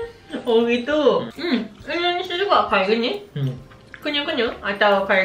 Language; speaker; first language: Indonesian; non-native, learner; Japanese